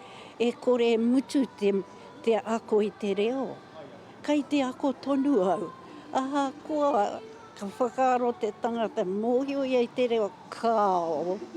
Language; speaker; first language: Māori; non-native, local second language; English